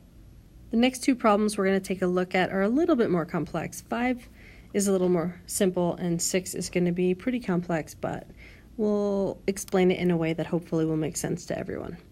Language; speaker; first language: English; native; English